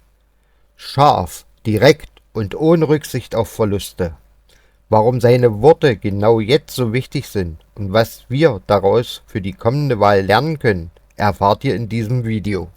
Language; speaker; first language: German; native; German